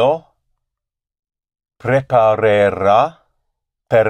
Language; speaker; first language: Italian; non-native, learner; English